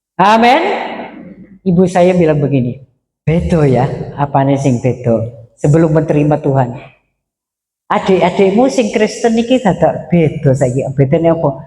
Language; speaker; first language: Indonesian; non-native, local second language; Madurese